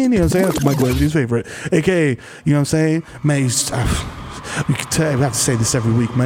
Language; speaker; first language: English; early bilingual, other home language; Spanish